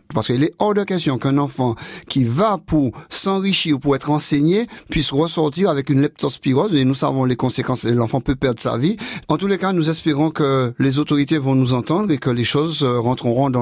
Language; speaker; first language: French; native; French